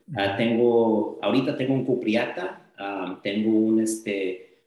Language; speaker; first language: Spanish; early bilingual, heritage; Spanish